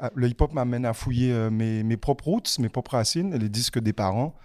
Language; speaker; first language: French; native; French